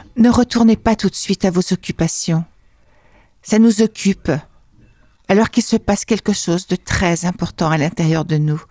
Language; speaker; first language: French; native; French